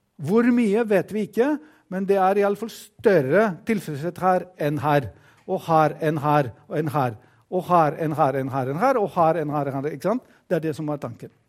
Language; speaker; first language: Norwegian; non-native, fluent; Greek